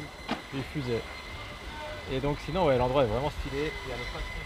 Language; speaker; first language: French; native; French